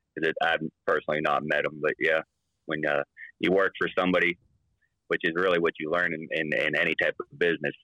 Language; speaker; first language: English; native; English